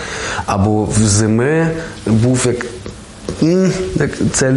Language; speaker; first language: Ukrainian; non-native, learner; German